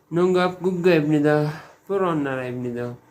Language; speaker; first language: Korean; non-native, learner; Urdu